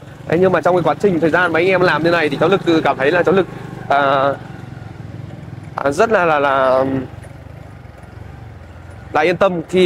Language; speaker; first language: Vietnamese; native; Vietnamese